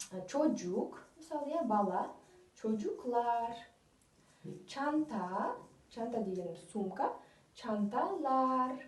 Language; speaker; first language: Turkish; non-native, fluent; Kazakh